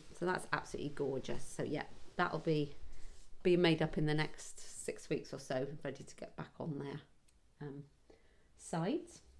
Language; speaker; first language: English; native; English